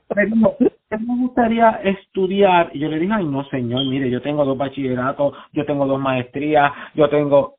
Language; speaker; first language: Spanish; native; Spanish